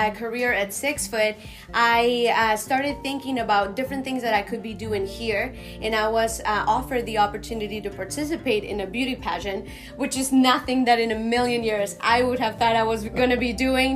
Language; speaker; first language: English; non-native, fluent; Spanish